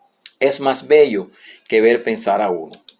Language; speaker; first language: Spanish; native; Spanish